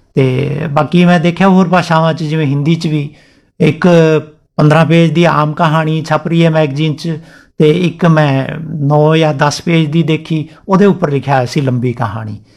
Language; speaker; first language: Punjabi; non-native, local second language; Rajasthani